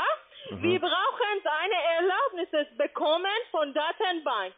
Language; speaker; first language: German; non-native, learner; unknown